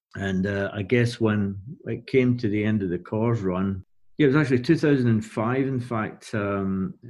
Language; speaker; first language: English; native; English